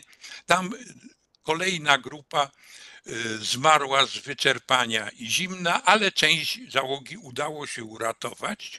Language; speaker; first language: Polish; native; Polish